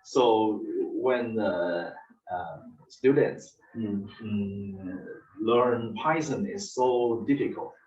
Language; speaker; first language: English; non-native, learner; Chinese